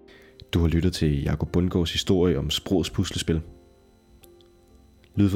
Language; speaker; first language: Danish; native; Danish